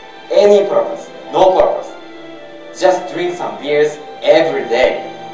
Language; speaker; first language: English; non-native, fluent; Japanese